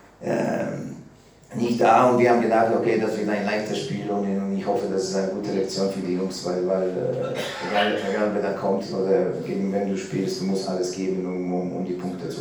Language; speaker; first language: German; non-native, learner; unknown